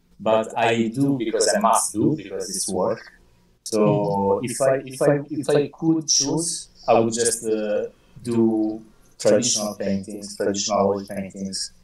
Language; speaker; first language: English; non-native, fluent; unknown